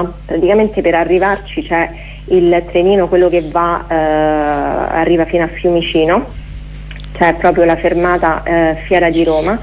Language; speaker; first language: Italian; native; Italian